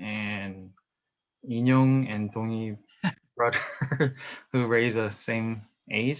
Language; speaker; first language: English; non-native, learner; Korean